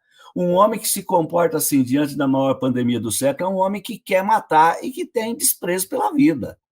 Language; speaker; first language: Portuguese; native; Portuguese